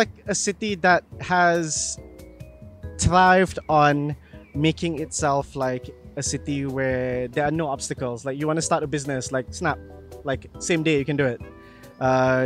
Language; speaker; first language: English; non-native, local second language; Malay